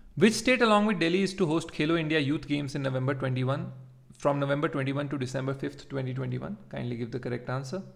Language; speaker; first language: English; non-native, local second language; Hindi